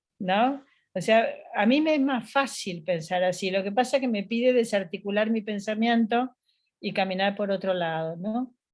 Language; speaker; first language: Spanish; native; Spanish